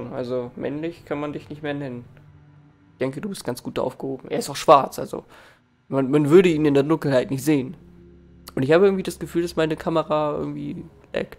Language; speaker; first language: German; native; German